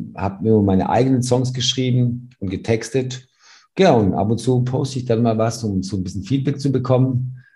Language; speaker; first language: German; early bilingual, other home language; Serbian